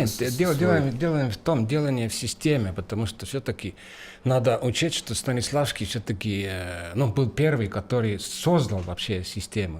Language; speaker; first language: Russian; non-native, fluent; Estonian